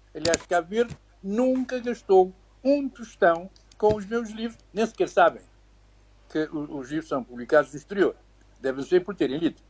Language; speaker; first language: Portuguese; native; Portuguese